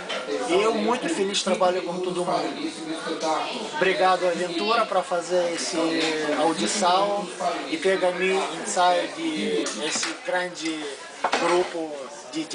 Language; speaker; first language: Portuguese; non-native, learner; Russian